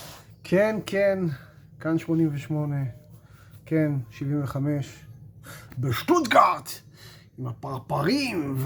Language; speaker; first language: Hebrew; native; Hebrew